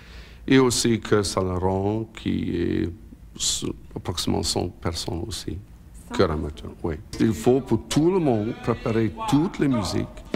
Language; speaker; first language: French; non-native, learner; English